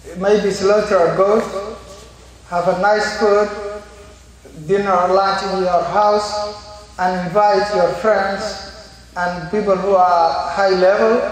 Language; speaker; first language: English; non-native, fluent; Somali